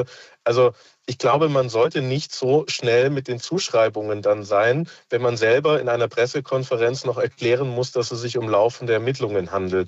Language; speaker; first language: German; native; German